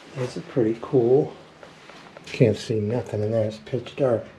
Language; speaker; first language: English; native; English